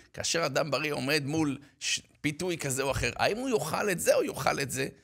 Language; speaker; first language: Hebrew; native; Hebrew